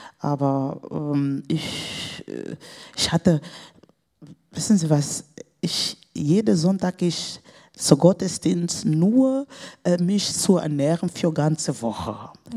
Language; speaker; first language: German; non-native, fluent; Portuguese